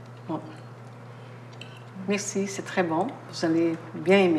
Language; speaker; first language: French; non-native, fluent; Portuguese